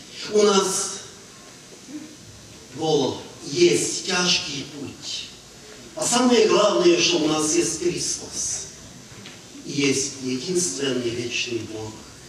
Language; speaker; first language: Ukrainian; non-native, local second language; Hungarian